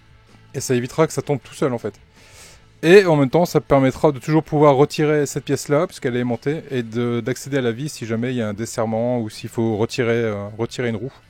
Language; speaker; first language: French; native; French